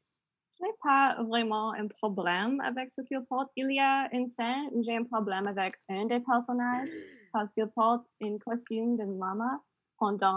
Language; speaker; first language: French; non-native, learner; English